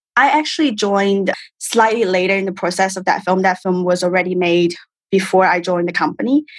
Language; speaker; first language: English; non-native, fluent; Chinese